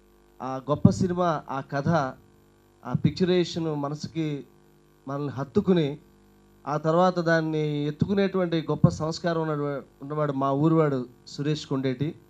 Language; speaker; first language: Telugu; native; Telugu